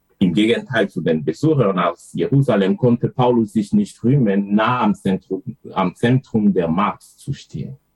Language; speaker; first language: German; non-native, fluent; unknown